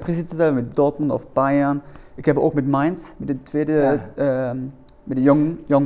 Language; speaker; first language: Dutch; non-native, learner; German